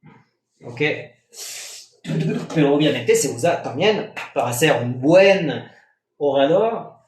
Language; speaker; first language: Spanish; non-native, fluent; French